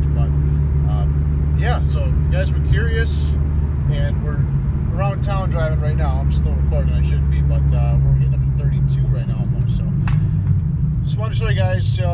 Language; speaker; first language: English; native; English